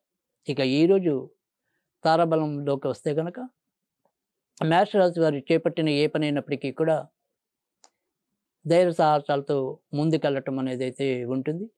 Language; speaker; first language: Telugu; native; Telugu